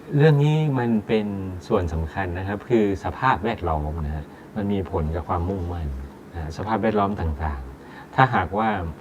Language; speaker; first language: Thai; native; Thai